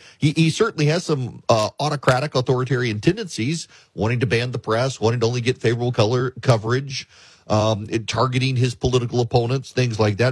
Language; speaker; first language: English; native; English